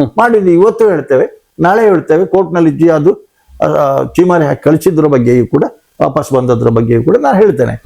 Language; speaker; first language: Kannada; non-native, local second language; Tulu